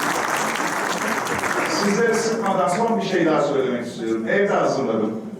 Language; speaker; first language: Turkish; native; Turkish